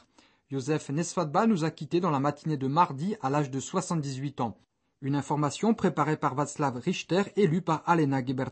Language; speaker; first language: French; native; French